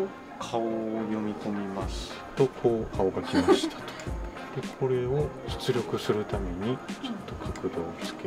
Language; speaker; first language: Japanese; native; Japanese